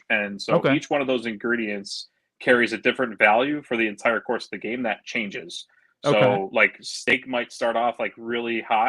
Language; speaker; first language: English; native; English